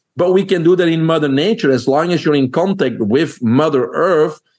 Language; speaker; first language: English; non-native, fluent; French